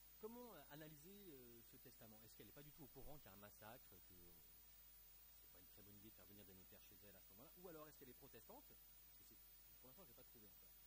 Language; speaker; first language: French; native; French